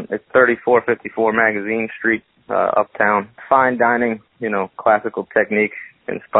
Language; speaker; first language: English; native; English